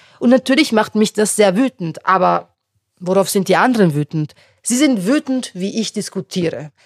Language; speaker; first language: German; non-native, local second language; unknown